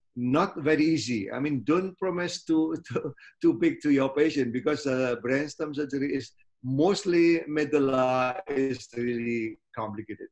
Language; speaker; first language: English; non-native, fluent; Indonesian